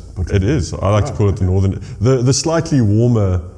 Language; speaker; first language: English; native; English